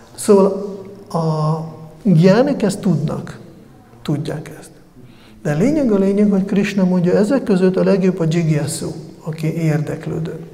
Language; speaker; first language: Hungarian; non-native, fluent; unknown